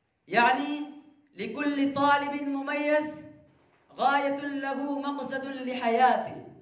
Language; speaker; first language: Arabic; non-native, learner; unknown